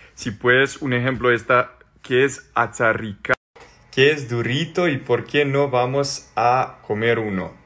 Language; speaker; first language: Spanish; non-native, fluent; Serbian